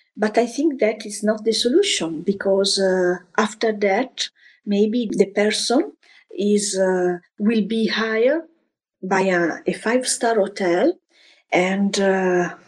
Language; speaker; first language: English; non-native, fluent; Italian